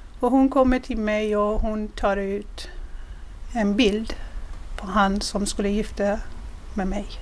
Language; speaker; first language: Swedish; non-native, fluent; Persian